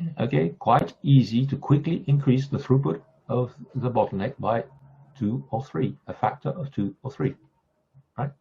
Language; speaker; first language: English; non-native, fluent; French